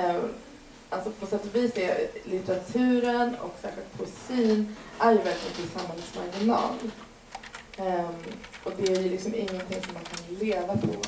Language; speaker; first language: Swedish; early bilingual, other home language; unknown